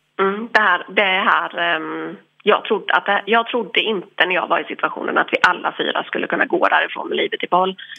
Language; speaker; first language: Swedish; early bilingual, other home language; English